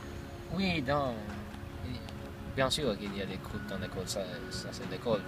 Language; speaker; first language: French; non-native, learner; English